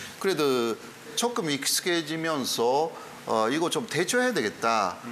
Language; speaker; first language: Korean; non-native, fluent; Japanese